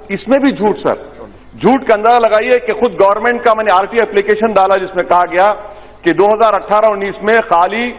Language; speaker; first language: Urdu; native; Urdu